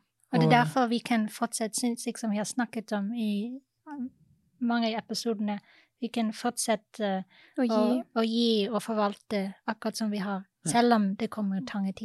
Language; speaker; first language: Norwegian; non-native, fluent; English